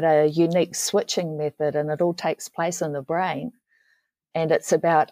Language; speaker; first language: English; native; English